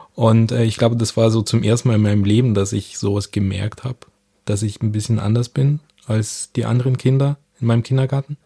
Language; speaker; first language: German; early bilingual, other home language; Russian